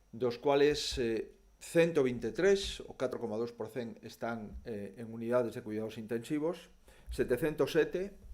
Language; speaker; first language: Spanish; native; Spanish